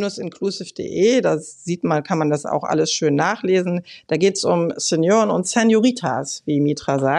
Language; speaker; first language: German; native; German